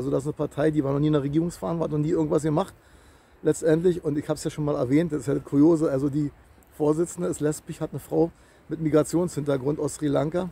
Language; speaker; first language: German; native; German